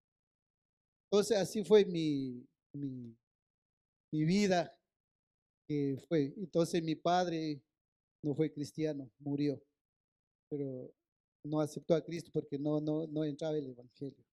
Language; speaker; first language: Spanish; non-native, local second language; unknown